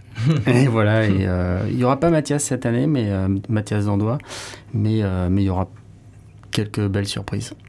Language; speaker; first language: French; native; French